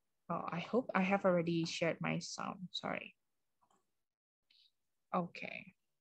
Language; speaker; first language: English; non-native, fluent; Indonesian